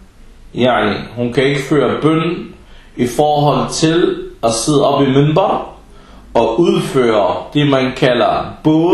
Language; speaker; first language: Danish; early bilingual, other home language; Arabic